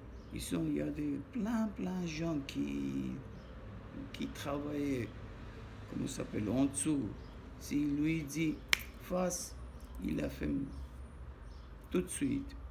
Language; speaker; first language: French; non-native, learner; Armenian